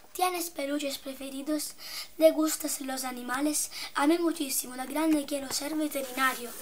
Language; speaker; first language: Spanish; non-native, learner; Italian